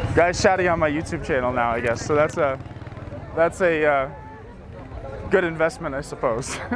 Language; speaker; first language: English; native; English